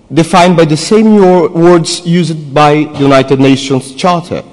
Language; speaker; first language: English; non-native, fluent; Portuguese